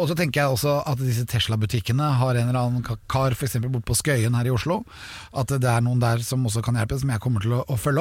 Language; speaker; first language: Norwegian; native; Norwegian